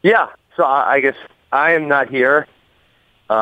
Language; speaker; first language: English; native; English